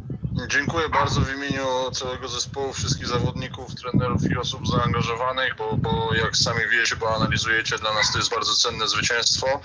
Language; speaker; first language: Polish; native; Polish